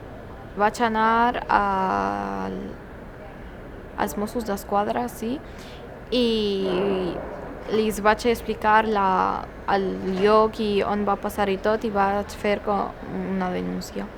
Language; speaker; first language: Catalan; early bilingual, other home language; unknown